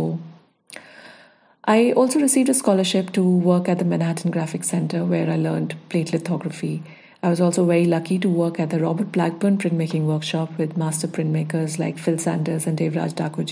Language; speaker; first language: English; non-native, local second language; Hindi